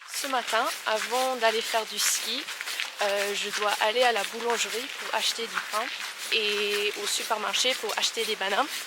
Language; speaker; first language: French; non-native, fluent; English